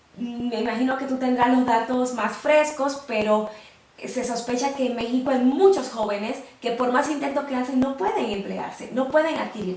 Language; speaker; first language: Spanish; native; Spanish